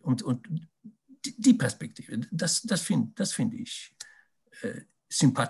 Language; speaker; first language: German; non-native, fluent; Swedish